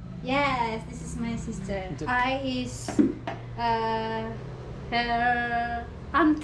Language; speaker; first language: English; non-native, learner; Indonesian